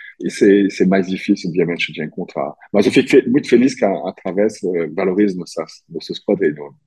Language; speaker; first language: Portuguese; non-native, fluent; French